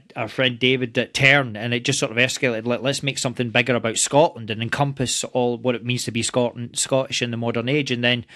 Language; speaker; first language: English; native; English